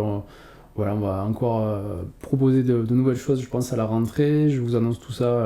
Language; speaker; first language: French; native; French